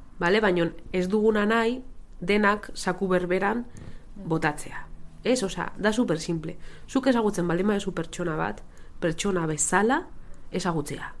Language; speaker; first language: Basque; non-native, local second language; Spanish